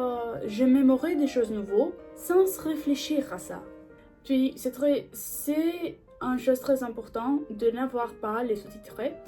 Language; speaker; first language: French; non-native, learner; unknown